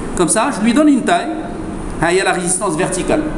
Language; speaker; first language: French; non-native, local second language; Arabic